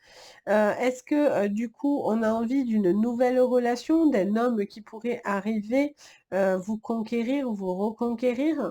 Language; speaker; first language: French; native; French